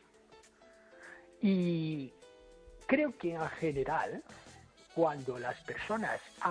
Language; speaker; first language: Spanish; non-native, fluent; English